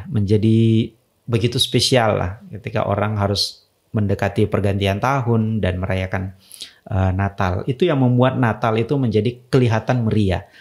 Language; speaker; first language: Indonesian; native; Indonesian